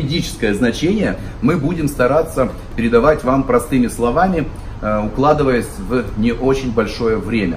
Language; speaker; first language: Russian; native; Russian